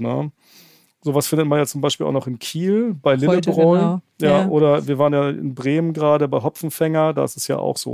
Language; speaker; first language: German; native; German